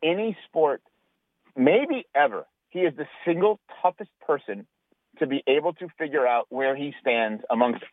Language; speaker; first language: English; native; English